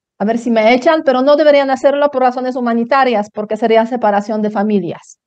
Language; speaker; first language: Spanish; non-native, fluent; Polish